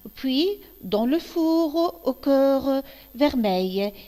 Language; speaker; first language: French; non-native, local second language; Arabic